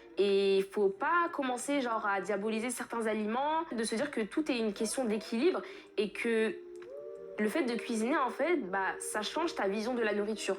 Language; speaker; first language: French; early bilingual, other home language; Fula